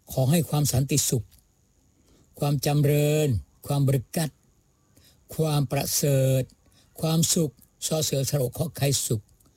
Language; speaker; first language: Thai; non-native, local second language; Pattani Malay